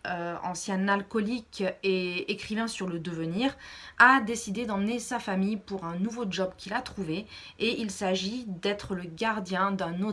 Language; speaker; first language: French; native; French